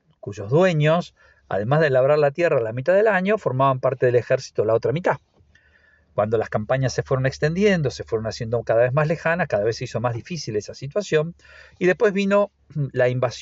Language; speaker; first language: Spanish; native; Spanish